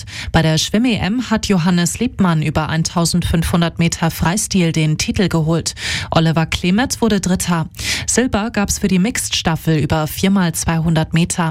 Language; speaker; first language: German; native; German